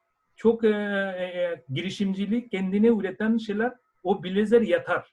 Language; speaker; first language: Turkish; non-native, fluent; Bangla